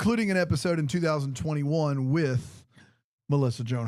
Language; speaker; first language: English; native; English